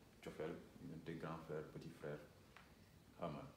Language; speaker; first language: French; non-native, local second language; Wolof